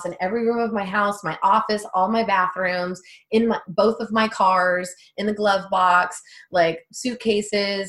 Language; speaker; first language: English; native; English